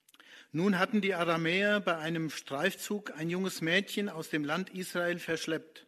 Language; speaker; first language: German; native; German